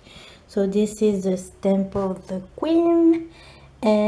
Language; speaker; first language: English; non-native, learner; French